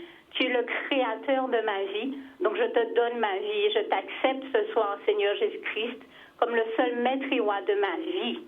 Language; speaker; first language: French; native; French